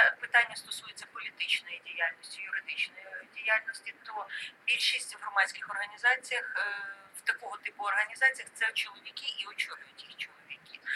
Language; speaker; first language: Ukrainian; native; Ukrainian